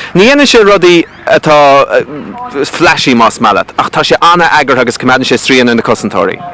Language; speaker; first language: Irish; native; Irish